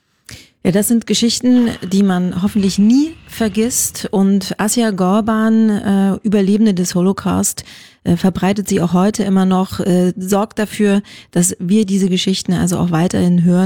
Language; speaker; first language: German; native; German